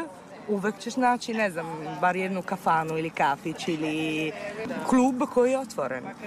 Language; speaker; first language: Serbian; non-native, fluent; Italian